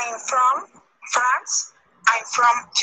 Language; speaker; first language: English; non-native, learner; Spanish